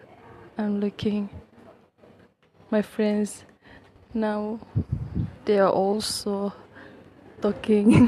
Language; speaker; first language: English; non-native, local second language; Malay